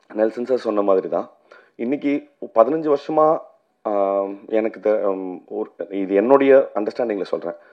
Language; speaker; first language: Tamil; native; Tamil